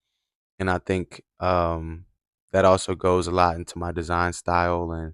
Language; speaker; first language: English; native; English